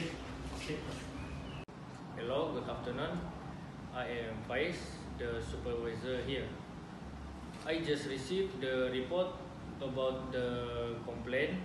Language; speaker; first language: English; non-native, learner; Malay